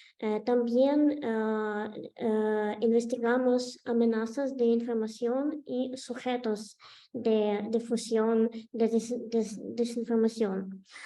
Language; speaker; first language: Spanish; non-native, fluent; Ukrainian